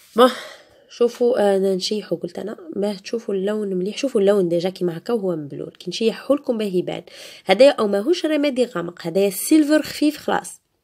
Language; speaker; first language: Arabic; native; Arabic